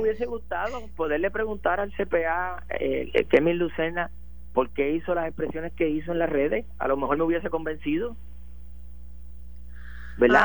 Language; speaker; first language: Spanish; native; Spanish